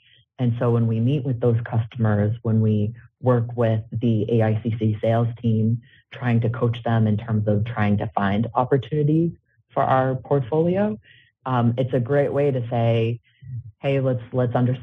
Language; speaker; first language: English; native; English